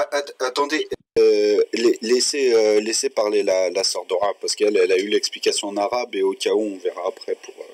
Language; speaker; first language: French; native; French